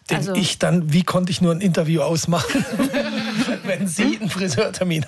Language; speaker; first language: German; native; German